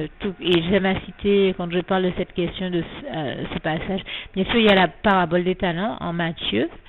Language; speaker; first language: French; native; French